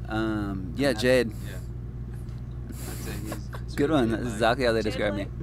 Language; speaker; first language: English; native; English